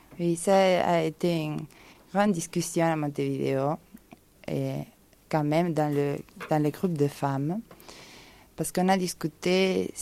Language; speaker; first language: French; non-native, fluent; Spanish